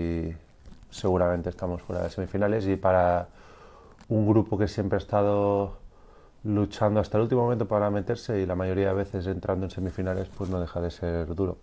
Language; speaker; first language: Spanish; native; Spanish